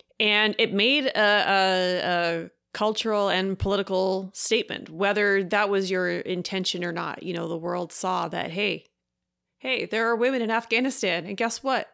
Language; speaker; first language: English; native; English